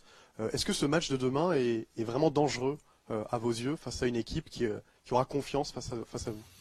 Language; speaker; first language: French; native; French